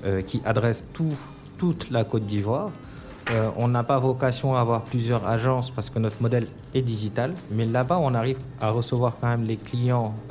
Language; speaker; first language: French; non-native, local second language; Wolof